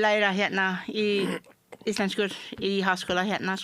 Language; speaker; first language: Icelandic; non-native, fluent; Malay